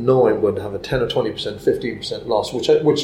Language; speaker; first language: English; native; English